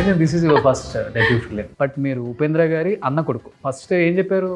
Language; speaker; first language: Telugu; native; Telugu